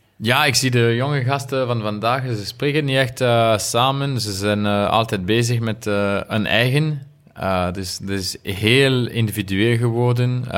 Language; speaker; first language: Dutch; non-native, local second language; French